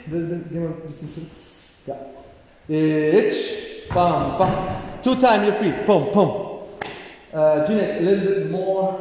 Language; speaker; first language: English; non-native, learner; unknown